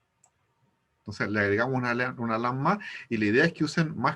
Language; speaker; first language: Spanish; native; Spanish